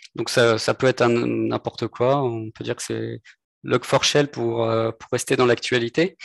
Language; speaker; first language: French; native; French